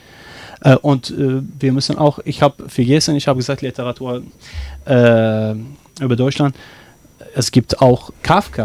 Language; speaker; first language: German; non-native, learner; Arabic